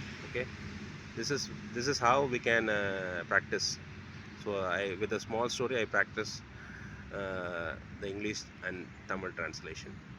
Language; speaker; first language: English; non-native, local second language; Tamil